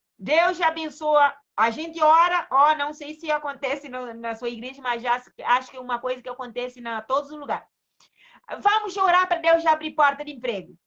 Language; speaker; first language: Portuguese; non-native, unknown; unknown